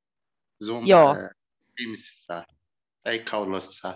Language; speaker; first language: Finnish; non-native, learner; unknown